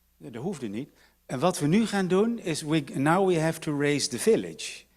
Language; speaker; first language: Dutch; native; Dutch